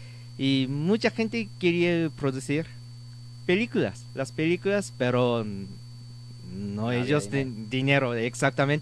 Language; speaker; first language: Spanish; non-native, learner; Japanese